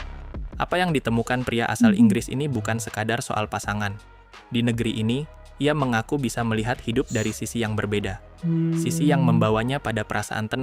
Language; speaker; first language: Indonesian; native; Indonesian